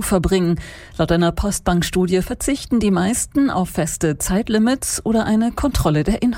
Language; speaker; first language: German; native; German